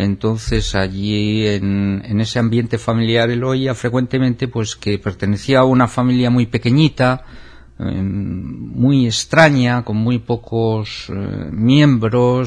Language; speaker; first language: Spanish; native; Spanish